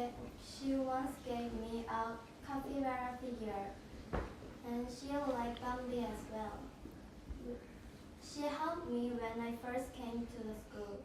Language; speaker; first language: English; non-native, learner; Korean